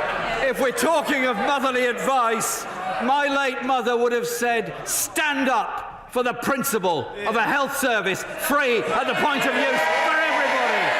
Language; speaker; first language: English; native; English